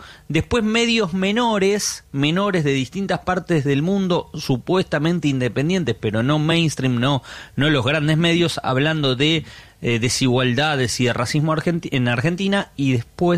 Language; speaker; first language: Spanish; native; Spanish